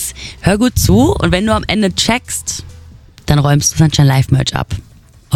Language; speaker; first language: German; native; German